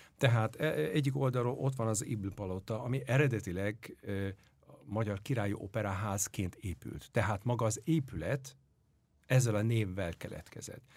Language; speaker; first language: Hungarian; non-native, fluent; Turkish